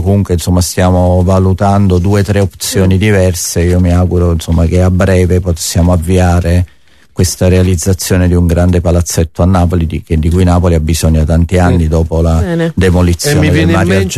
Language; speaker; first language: Italian; native; Italian